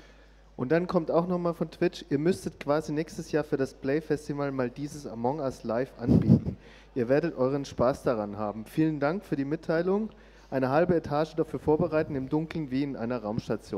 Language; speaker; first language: German; native; German